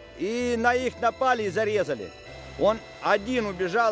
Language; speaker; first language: Russian; native; Russian